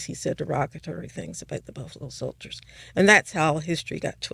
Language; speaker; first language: English; native; English